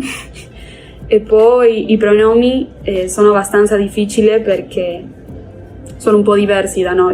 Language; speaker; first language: Italian; non-native, fluent; Spanish